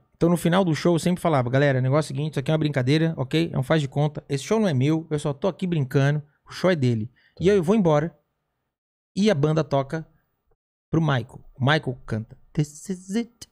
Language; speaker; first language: Portuguese; native; Portuguese